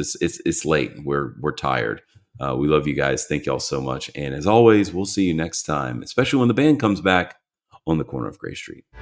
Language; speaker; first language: English; native; English